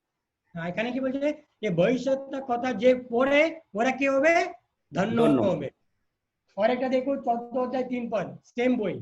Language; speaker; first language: Bangla; non-native, learner; Hindi